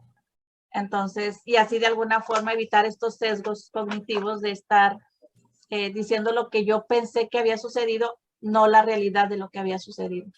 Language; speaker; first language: Spanish; native; Spanish